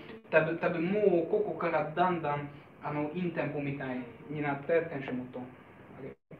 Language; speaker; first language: Japanese; non-native, fluent; Hungarian